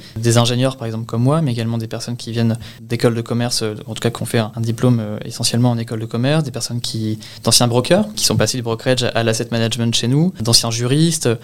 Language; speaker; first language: French; native; French